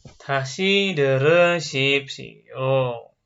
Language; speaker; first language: Korean; non-native, fluent; Indonesian